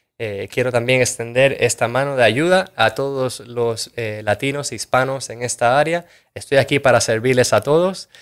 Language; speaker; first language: Spanish; native; Spanish